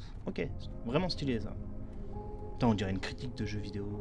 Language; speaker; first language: French; native; French